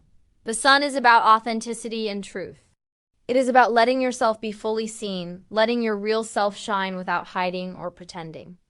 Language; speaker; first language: English; native; English